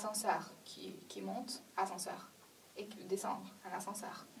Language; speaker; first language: French; non-native, fluent; Chinese